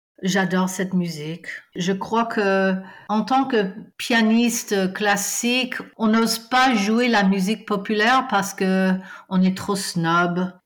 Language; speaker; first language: French; non-native, fluent; English